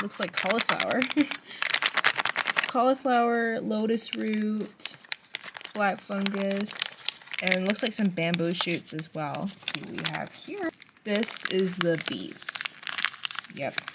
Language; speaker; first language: English; early bilingual, other home language; Chinese